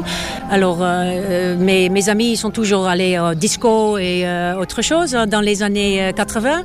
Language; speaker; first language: French; non-native, fluent; Dutch